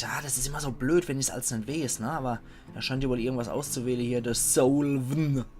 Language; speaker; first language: German; native; German